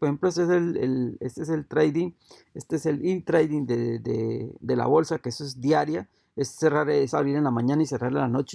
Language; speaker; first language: Spanish; native; Spanish